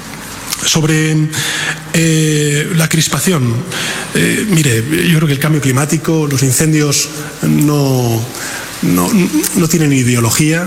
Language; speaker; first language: Spanish; native; Spanish